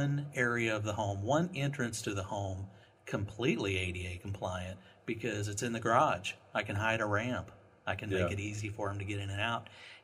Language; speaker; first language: English; native; English